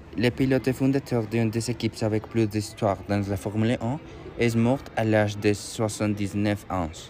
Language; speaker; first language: French; non-native, learner; Spanish